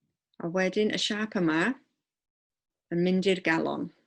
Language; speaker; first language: Welsh; non-native, local second language; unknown